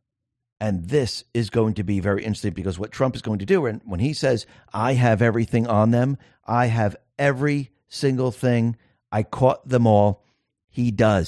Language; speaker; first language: English; native; English